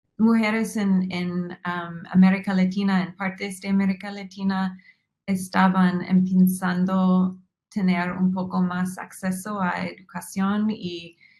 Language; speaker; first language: Spanish; non-native, fluent; English